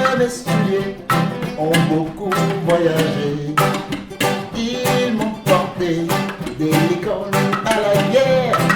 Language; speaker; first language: French; non-native, local second language; Dyula